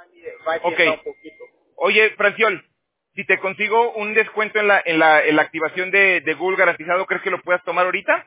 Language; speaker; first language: Spanish; native; Spanish